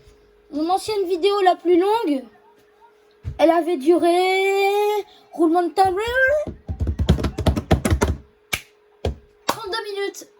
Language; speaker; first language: French; native; French